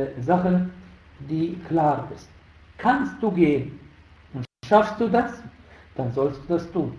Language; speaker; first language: German; non-native, fluent; Arabic